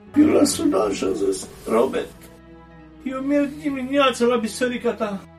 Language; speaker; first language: Romanian; early bilingual, heritage; Romanian